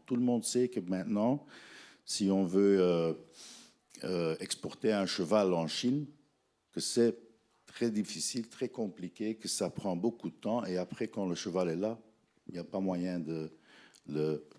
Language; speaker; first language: French; non-native, fluent; Dutch